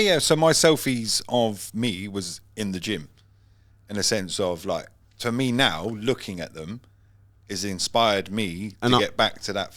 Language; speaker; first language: English; native; English